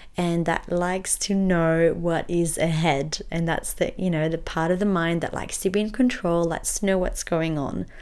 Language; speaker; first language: English; early bilingual, other home language; French